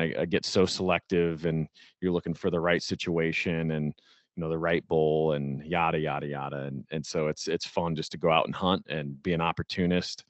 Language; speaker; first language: English; native; English